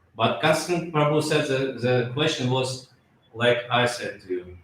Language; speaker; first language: English; non-native, learner; Russian